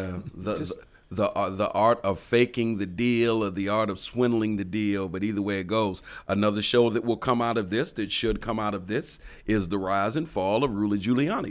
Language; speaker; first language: English; native; English